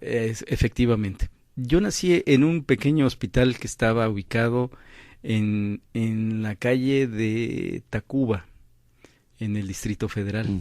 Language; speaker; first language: Spanish; native; Spanish